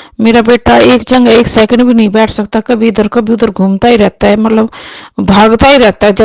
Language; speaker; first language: Hindi; non-native, local second language; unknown